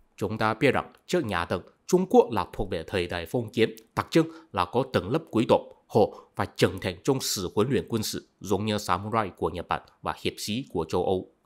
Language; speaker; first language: Vietnamese; non-native, fluent; Chinese